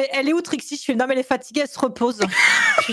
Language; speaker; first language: French; native; French